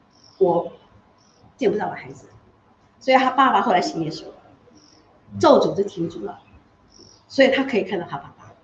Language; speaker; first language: Chinese; native; Chinese